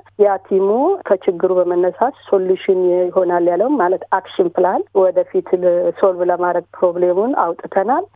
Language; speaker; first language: Amharic; native; Amharic